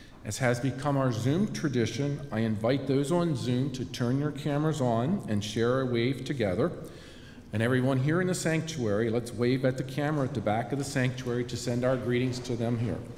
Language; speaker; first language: English; native; English